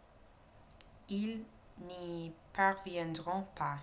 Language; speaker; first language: French; non-native, learner; English